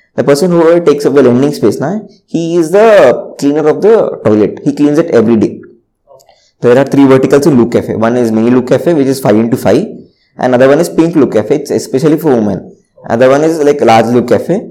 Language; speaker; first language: English; non-native, local second language; Telugu